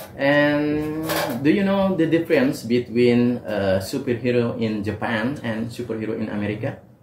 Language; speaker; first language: English; non-native, learner; Indonesian